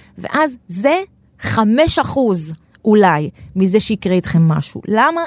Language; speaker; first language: Hebrew; non-native, local second language; Arabic